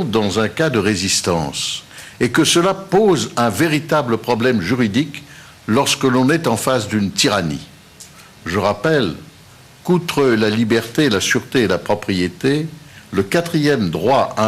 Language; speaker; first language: French; native; French